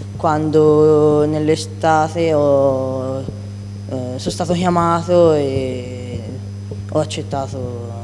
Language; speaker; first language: Italian; native; Italian